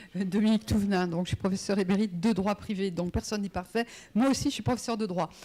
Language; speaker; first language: French; native; French